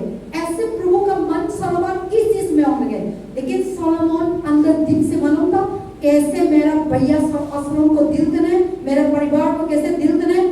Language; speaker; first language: Hindi; non-native, local second language; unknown